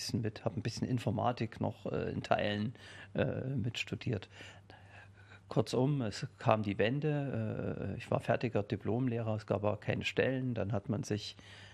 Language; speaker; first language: German; native; German